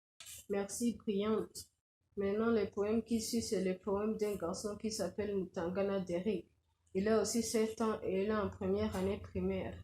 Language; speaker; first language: French; non-native, local second language; Kinyarwanda